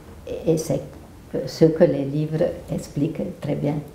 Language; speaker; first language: French; non-native, fluent; Italian